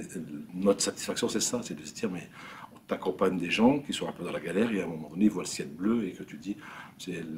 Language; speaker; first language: French; native; French